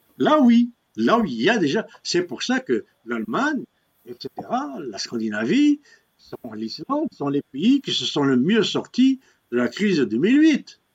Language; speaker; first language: French; non-native, local second language; Kabyle